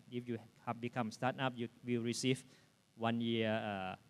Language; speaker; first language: English; non-native, fluent; Thai